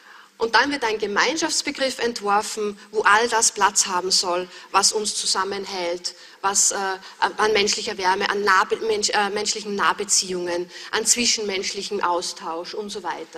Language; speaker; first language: German; native; German